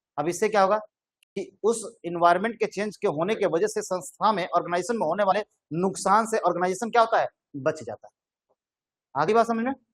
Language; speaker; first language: Hindi; native; Hindi